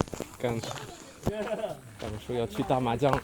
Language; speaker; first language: Chinese; non-native, learner; French